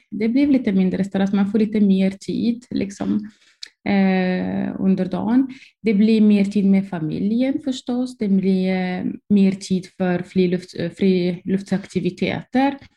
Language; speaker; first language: Swedish; non-native, fluent; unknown